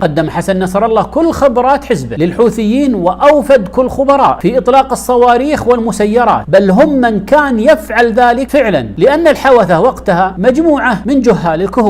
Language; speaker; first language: Arabic; native; Arabic